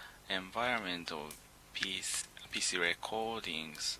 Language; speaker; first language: English; non-native, learner; Japanese